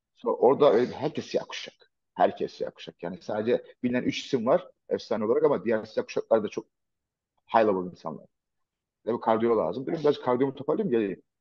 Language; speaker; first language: Turkish; native; Turkish